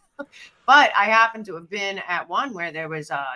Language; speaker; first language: English; native; English